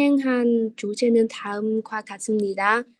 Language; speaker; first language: Korean; non-native, fluent; Vietnamese